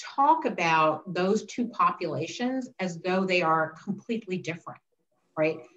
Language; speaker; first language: English; native; English